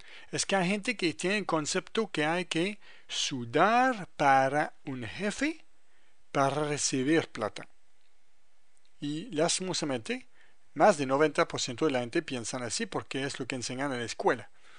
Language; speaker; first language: Spanish; non-native, fluent; French